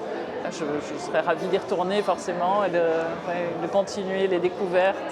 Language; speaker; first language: French; native; French